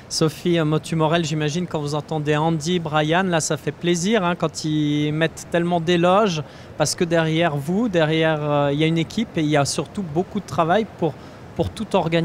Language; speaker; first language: French; native; French